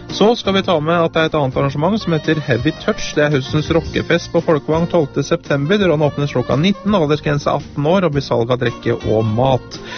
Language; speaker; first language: Norwegian; native; Norwegian